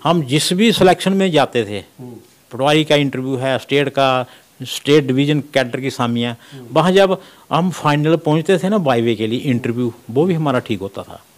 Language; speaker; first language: Hindi; non-native, local second language; Punjabi